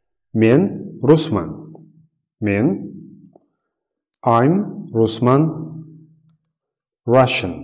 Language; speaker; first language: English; non-native, fluent; Uzbek